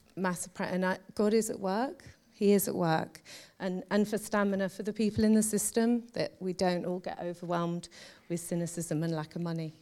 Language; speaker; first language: English; native; English